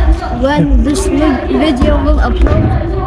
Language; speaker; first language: English; non-native, learner; Albanian